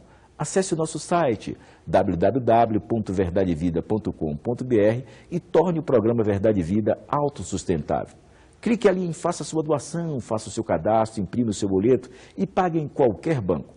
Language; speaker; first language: Portuguese; native; Portuguese